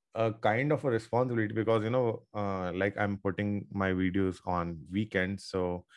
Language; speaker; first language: English; non-native, local second language; Hindi